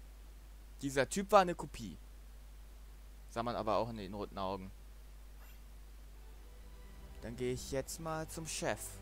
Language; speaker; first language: German; native; German